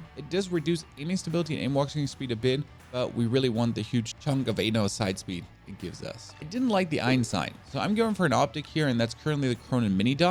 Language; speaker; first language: English; non-native, fluent; German